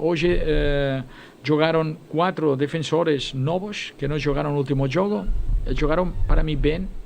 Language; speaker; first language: Portuguese; non-native, fluent; Spanish